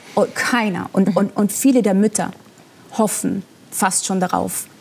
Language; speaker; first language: German; non-native, fluent; Persian